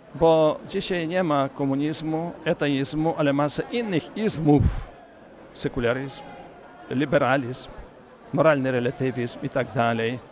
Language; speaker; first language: Polish; early bilingual, heritage; Polish